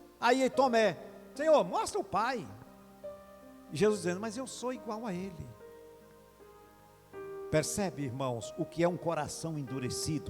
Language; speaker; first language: Portuguese; native; Portuguese